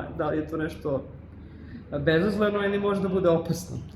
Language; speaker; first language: Bosnian; native; Bosnian